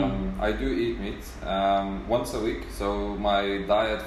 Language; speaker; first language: English; native; English